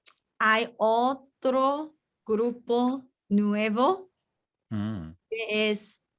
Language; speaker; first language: Spanish; non-native, learner; English